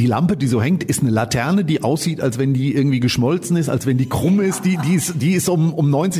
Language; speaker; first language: German; native; German